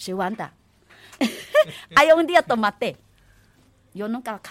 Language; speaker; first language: Spanish; non-native, learner; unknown